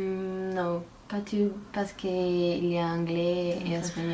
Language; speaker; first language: French; non-native, learner; Spanish